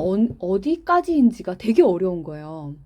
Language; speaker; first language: Korean; native; Korean